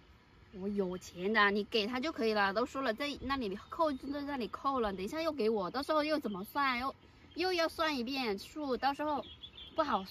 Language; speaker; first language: Chinese; non-native, local second language; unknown